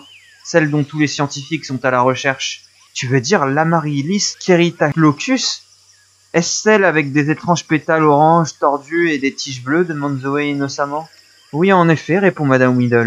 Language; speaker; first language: French; native; French